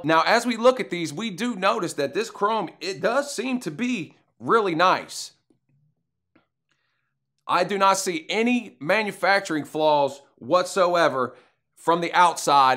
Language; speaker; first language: English; native; English